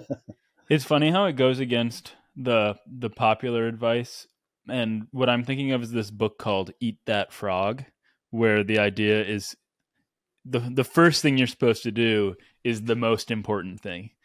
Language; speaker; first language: English; native; English